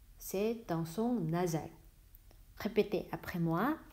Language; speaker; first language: French; non-native, fluent; Korean